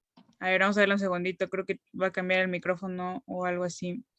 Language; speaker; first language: Spanish; native; Spanish